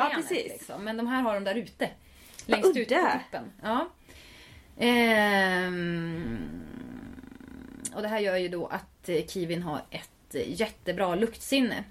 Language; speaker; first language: Swedish; native; Swedish